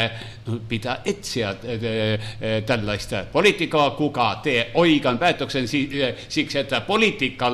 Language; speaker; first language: Finnish; non-native, learner; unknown